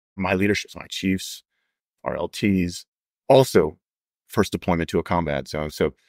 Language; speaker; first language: English; native; English